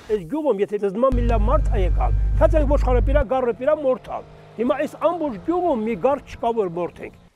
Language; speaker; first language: Armenian; native; Armenian